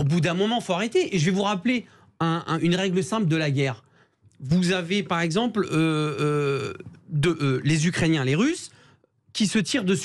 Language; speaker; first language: French; native; French